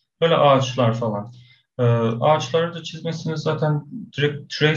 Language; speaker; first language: Turkish; non-native, fluent; Persian